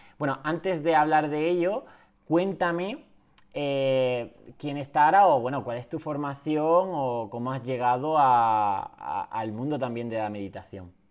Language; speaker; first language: Spanish; native; Spanish